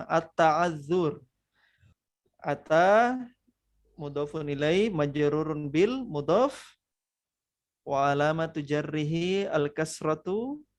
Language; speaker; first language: Arabic; non-native, fluent; Indonesian